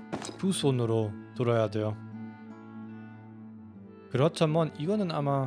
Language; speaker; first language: Korean; non-native, fluent; German